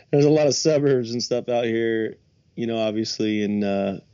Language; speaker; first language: English; native; English